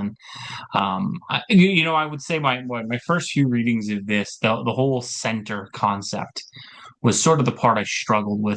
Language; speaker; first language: English; native; English